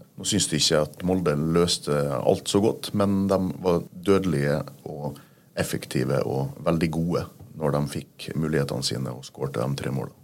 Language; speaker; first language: Norwegian; native; Norwegian